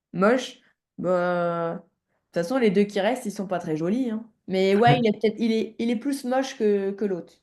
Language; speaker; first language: French; native; French